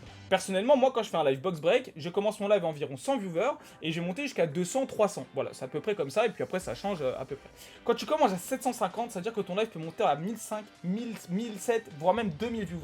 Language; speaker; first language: French; native; French